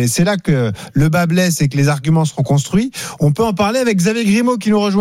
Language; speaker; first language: French; native; French